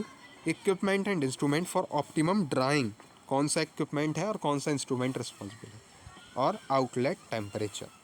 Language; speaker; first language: Hindi; native; Hindi